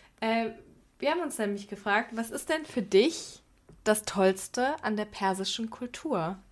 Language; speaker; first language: German; early bilingual, other home language; Persian